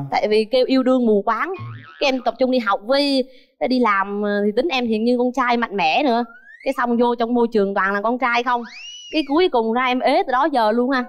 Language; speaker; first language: Vietnamese; native; Vietnamese